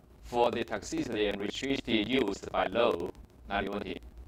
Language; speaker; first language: English; non-native, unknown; Chinese